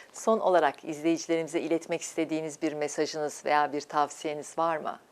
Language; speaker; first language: Turkish; native; Turkish